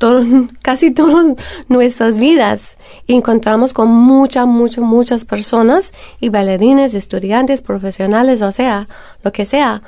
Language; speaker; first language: Spanish; non-native, fluent; English